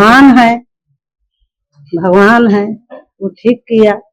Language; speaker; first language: Hindi; non-native, local second language; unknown